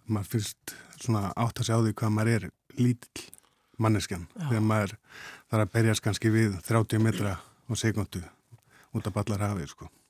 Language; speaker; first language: Icelandic; native; Icelandic